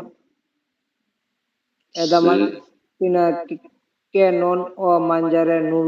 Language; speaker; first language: Italian; non-native, learner; Bangla